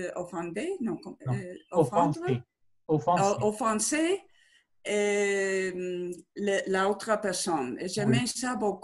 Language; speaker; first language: French; non-native, learner; Spanish